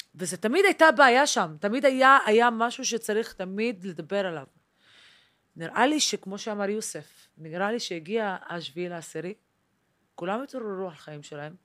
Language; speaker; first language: Hebrew; non-native, local second language; Arabic